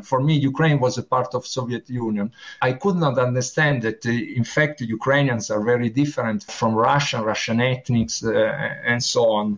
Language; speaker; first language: English; non-native, learner; Italian